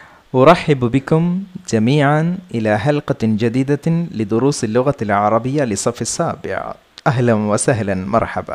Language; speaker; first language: Arabic; non-native, fluent; Malayalam